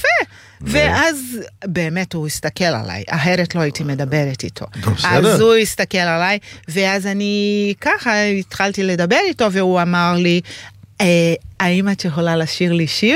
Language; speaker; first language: Hebrew; non-native, fluent; Portuguese